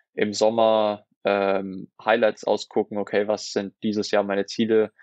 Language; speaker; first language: German; native; German